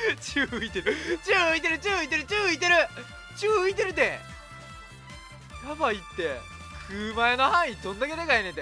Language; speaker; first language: Japanese; native; Japanese